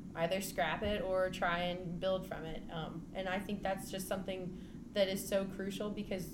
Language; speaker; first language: English; native; English